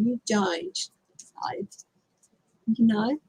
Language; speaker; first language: English; native; English